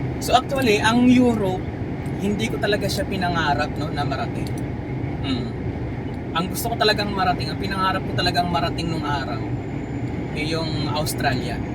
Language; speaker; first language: Filipino; non-native, local second language; Cebuano